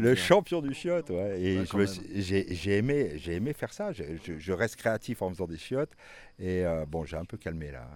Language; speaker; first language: French; native; French